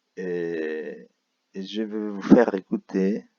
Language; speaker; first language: French; non-native, fluent; Spanish